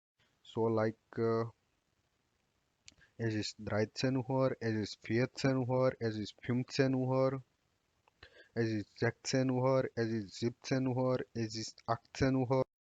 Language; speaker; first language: German; non-native, learner; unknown